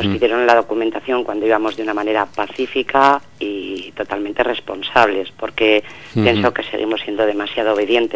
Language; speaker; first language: Spanish; native; Spanish